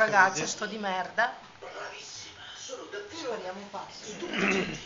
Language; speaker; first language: Italian; native; Italian